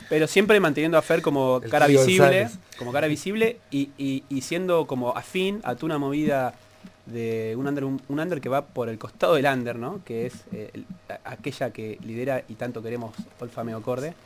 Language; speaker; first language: Spanish; native; Spanish